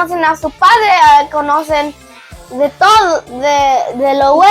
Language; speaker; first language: Spanish; early bilingual, heritage; Spanish